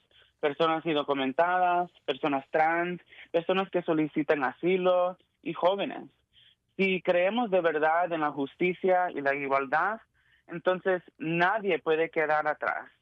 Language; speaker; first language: Spanish; early bilingual, heritage; Spanish